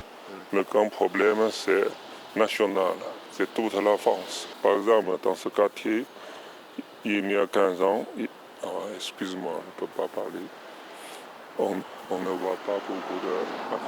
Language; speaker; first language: French; non-native, learner; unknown